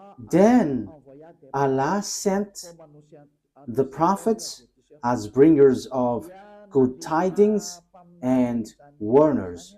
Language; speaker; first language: English; non-native, fluent; Malagasy